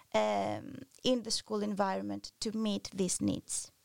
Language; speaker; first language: English; non-native, fluent; Greek